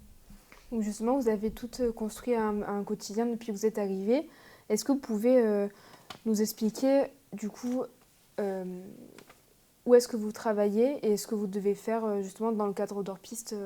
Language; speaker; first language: French; native; French